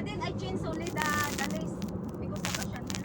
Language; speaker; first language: English; non-native, learner; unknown